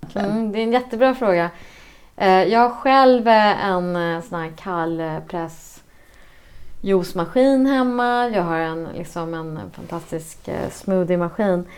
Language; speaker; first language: Swedish; native; Swedish